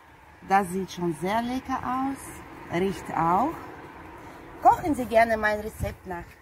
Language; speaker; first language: German; non-native, fluent; Russian